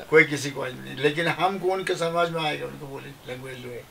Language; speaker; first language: Hindi; native; Hindi